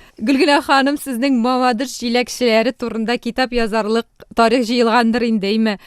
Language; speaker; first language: Tatar; native; Tatar